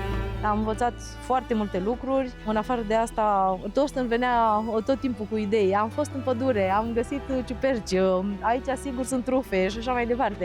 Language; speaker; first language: Romanian; native; Romanian